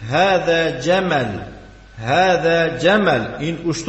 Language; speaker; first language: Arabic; non-native, fluent; Tajik